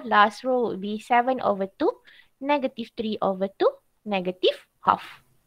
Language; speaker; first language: English; non-native, local second language; Malay